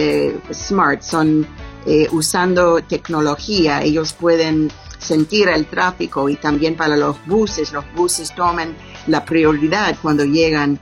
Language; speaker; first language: Spanish; non-native, fluent; English